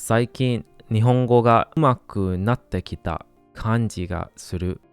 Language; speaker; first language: Japanese; non-native, learner; English